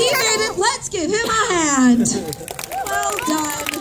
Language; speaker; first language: English; native; English